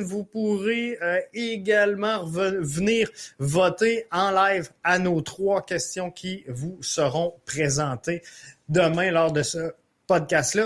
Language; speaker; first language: French; native; French